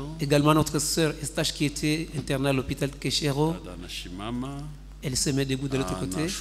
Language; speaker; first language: French; non-native, local second language; Swahili